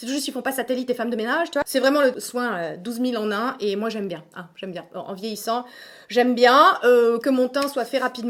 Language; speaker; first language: French; native; French